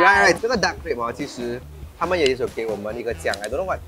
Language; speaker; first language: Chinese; non-native, local second language; Tamil